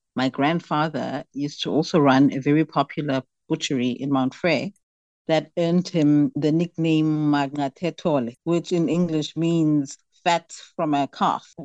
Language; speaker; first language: English; non-native, local second language; Xhosa